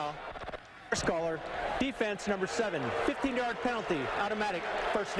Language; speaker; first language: English; native; English